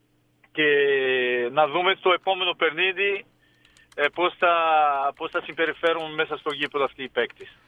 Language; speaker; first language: Greek; non-native, fluent; Portuguese